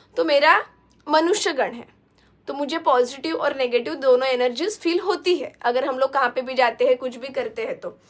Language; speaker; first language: Hindi; non-native, local second language; Marathi